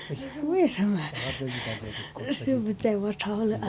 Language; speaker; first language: Chinese; non-native, local second language; Tibetan